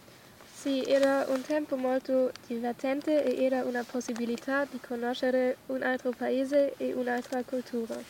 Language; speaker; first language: Italian; non-native, learner; German